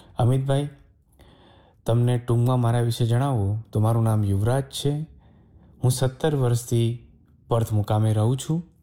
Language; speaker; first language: Gujarati; native; Gujarati